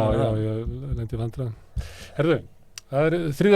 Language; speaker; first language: Icelandic; native; Icelandic